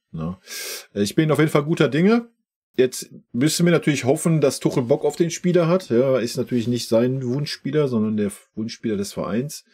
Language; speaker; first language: German; native; German